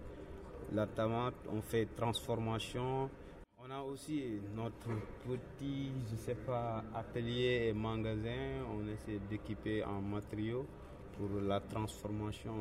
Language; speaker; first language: French; non-native, local second language; Wolof